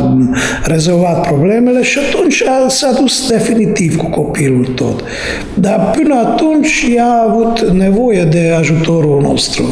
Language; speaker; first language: Romanian; non-native, fluent; Hungarian